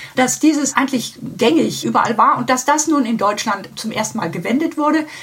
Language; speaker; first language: German; native; German